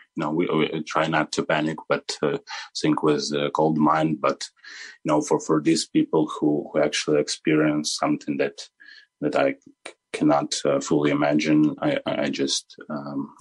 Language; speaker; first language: English; non-native, fluent; Ukrainian